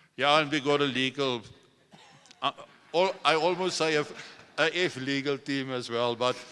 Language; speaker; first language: English; non-native, local second language; Afrikaans